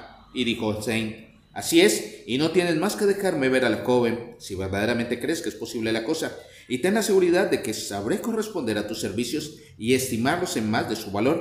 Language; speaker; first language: Spanish; native; Spanish